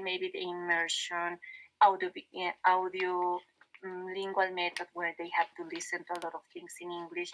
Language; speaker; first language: English; non-native, fluent; Spanish